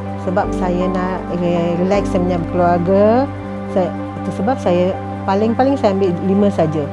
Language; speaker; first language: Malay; non-native, local second language; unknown